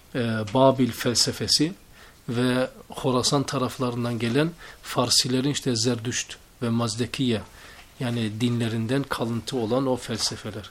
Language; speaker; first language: Turkish; native; Turkish